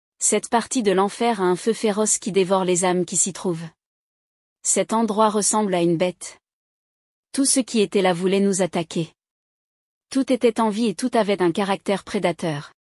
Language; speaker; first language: French; non-native, local second language; Rundi